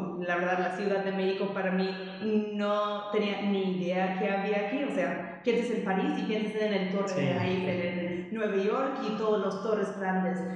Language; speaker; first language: Spanish; non-native, fluent; English